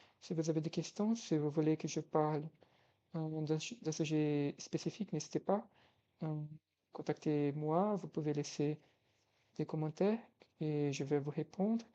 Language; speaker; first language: French; non-native, fluent; Portuguese